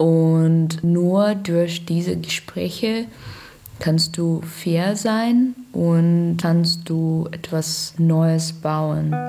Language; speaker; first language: German; non-native, fluent; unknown